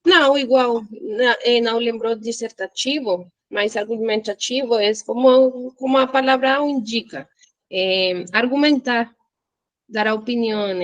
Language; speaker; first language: Portuguese; non-native, learner; Spanish